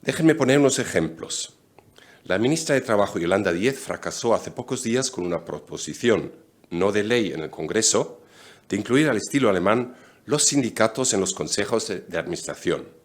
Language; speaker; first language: Spanish; non-native, fluent; German